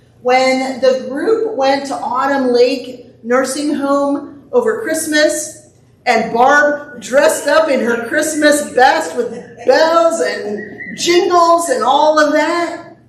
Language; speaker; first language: English; native; English